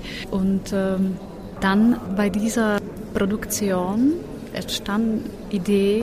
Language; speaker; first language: German; non-native, fluent; Slovak